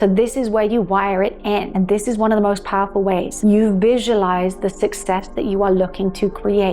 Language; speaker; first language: English; native; English